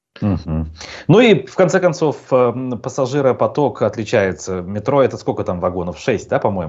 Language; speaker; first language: Russian; native; Russian